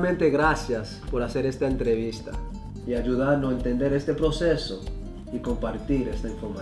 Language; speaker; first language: Spanish; early bilingual, heritage; Spanish